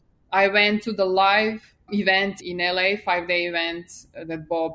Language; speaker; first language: English; non-native, fluent; Serbian